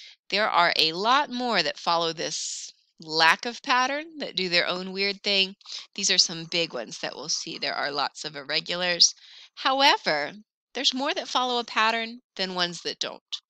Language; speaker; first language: English; native; English